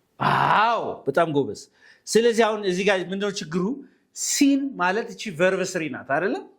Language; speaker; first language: Amharic; native; Amharic